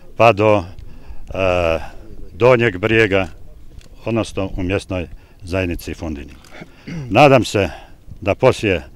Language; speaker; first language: Bosnian; non-native, local second language; Albanian